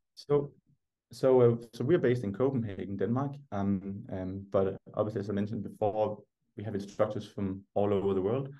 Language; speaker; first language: English; non-native, fluent; Danish